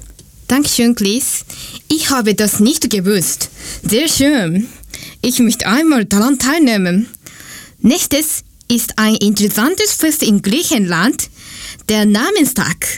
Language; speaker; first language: German; non-native, learner; Japanese